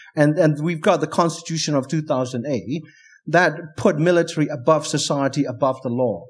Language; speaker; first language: English; non-native, fluent; Burmese